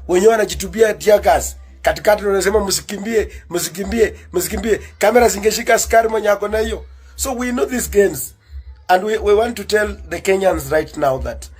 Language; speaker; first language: Swahili; non-native, local second language; Luyia